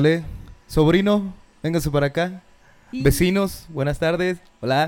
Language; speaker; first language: Spanish; native; Spanish